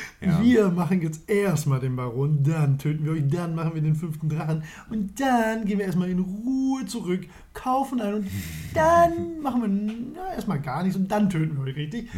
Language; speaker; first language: German; native; German